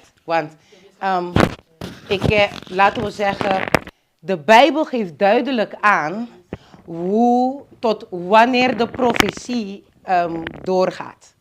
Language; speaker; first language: Dutch; non-native, local second language; Papiamento